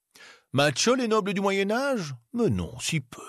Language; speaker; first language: French; native; French